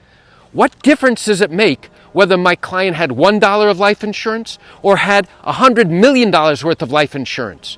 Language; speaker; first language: English; native; English